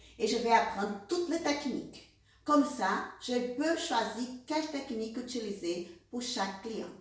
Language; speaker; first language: French; non-native, fluent; Portuguese